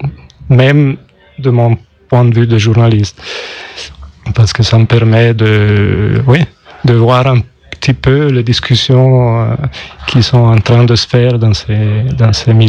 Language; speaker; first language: French; non-native, local second language; German